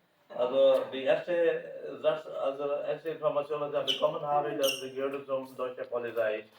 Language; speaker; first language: German; non-native, learner; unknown